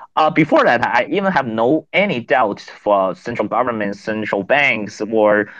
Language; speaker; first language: English; non-native, fluent; Chinese